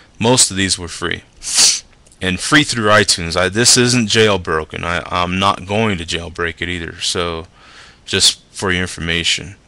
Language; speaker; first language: English; native; English